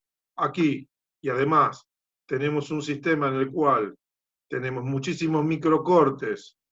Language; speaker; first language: Spanish; native; Spanish